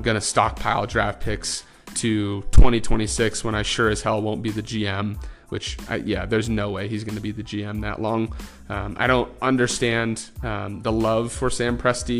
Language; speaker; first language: English; native; English